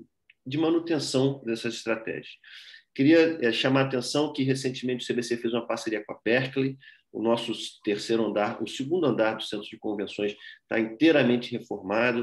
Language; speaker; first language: Portuguese; native; Portuguese